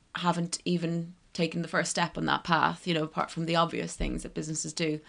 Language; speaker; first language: English; native; English